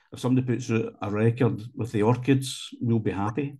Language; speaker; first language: English; native; English